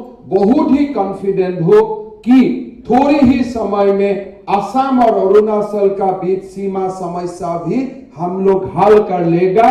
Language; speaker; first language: Hindi; non-native, local second language; Assamese